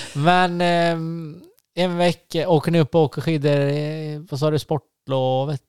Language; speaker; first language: Swedish; native; Swedish